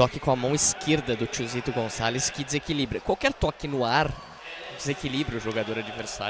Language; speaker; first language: Portuguese; native; Portuguese